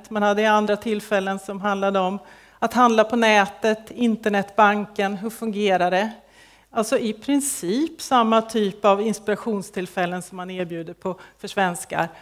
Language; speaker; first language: Swedish; native; Swedish